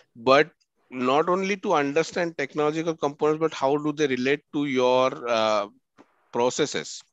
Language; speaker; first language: English; non-native, local second language; Marathi